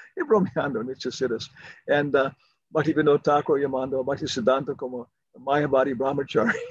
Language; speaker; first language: Spanish; non-native, fluent; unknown